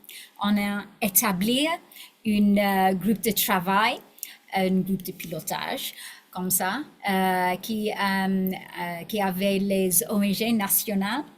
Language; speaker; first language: French; non-native, learner; English